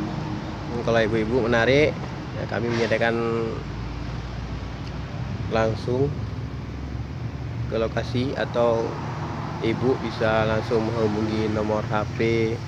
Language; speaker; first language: Indonesian; native; Indonesian